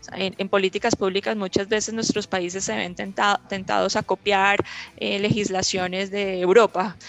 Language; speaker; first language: Spanish; native; Spanish